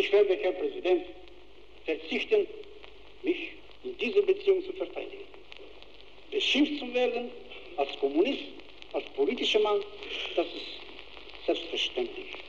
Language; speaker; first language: German; non-native, fluent; Bulgarian